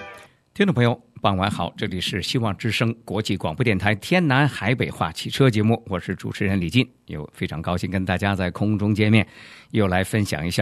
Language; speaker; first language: Chinese; native; Chinese